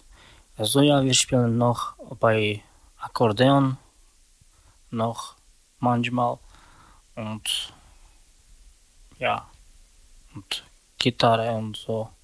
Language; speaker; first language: German; non-native, learner; Romany